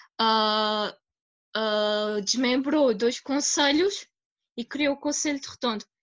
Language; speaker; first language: Portuguese; native; Portuguese